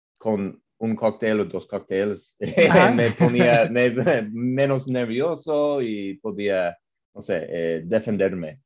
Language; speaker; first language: Spanish; non-native, learner; English